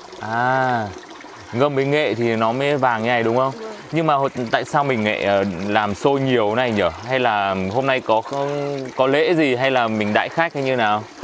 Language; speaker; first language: Vietnamese; native; Vietnamese